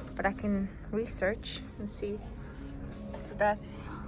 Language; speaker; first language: English; non-native, fluent; Mongolian